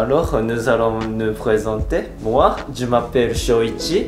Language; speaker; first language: French; non-native, learner; Japanese